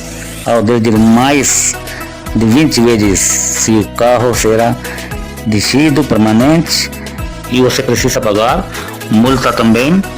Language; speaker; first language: Portuguese; non-native, learner; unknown